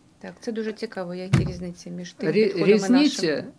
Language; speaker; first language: Ukrainian; native; Ukrainian